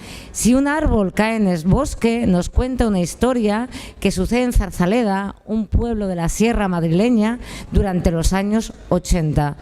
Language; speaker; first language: Spanish; native; Spanish